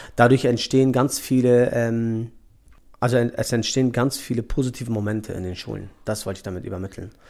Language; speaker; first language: German; early bilingual, other home language; Turkish